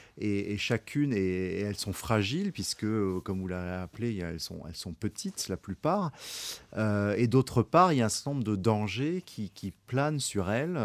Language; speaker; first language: French; native; French